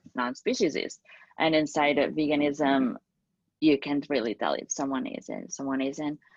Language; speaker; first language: English; non-native, fluent; Spanish